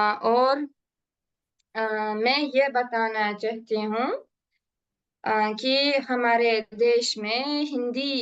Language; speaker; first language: Hindi; non-native, learner; Uzbek